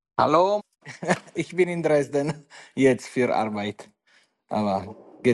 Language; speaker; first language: German; non-native, learner; Italian